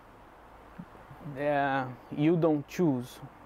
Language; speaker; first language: English; non-native, learner; Portuguese